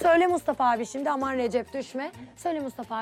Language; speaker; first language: Turkish; native; Turkish